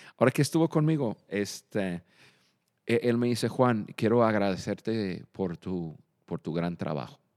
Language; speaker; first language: Spanish; non-native, fluent; English